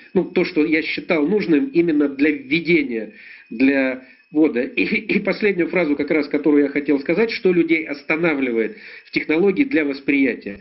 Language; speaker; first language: Russian; native; Russian